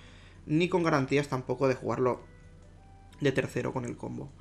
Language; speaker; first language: Spanish; native; Spanish